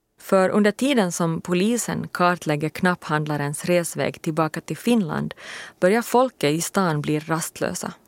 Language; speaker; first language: Swedish; native; Swedish